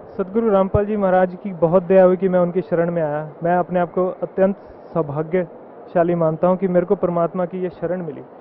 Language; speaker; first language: Hindi; native; Hindi